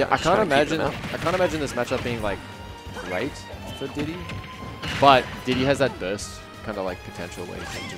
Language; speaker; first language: English; native; English